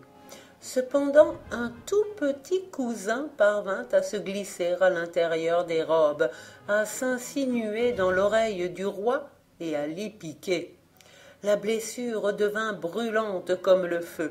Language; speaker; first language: French; native; French